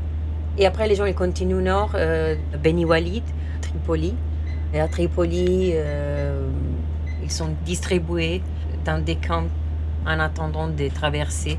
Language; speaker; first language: French; non-native, fluent; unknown